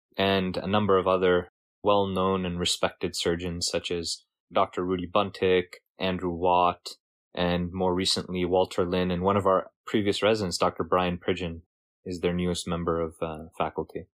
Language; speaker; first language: English; native; English